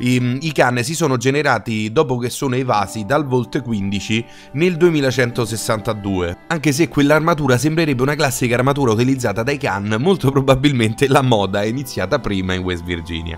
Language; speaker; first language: Italian; native; Italian